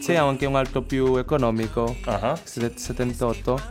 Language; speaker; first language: Italian; non-native, learner; Chinese